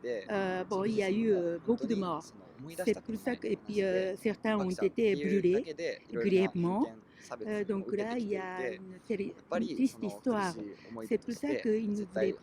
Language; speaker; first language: French; non-native, fluent; Japanese